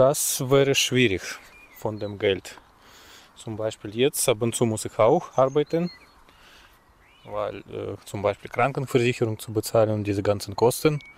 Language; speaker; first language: German; non-native, fluent; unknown